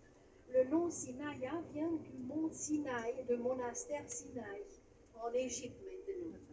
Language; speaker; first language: French; non-native, fluent; Romanian